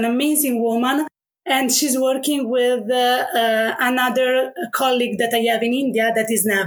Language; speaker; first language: English; non-native, fluent; Italian